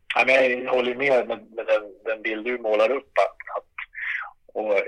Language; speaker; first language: Swedish; native; Swedish